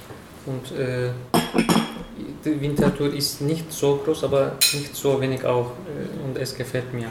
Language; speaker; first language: German; non-native, learner; Turkish